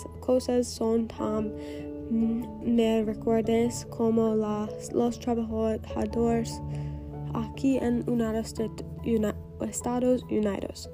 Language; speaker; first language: Spanish; non-native, learner; English